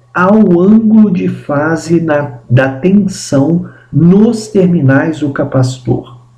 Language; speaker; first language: Portuguese; native; Portuguese